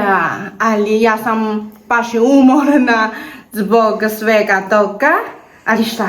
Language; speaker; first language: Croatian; non-native, learner; Chinese